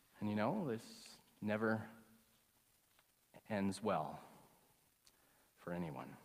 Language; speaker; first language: English; native; English